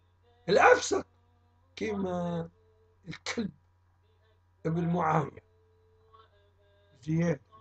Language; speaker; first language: Arabic; native; Arabic